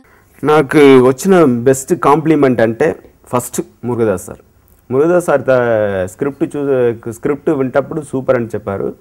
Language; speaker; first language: Telugu; non-native, learner; Tamil